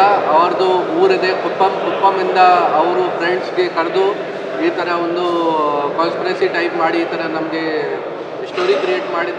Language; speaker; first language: Kannada; non-native, local second language; Hindi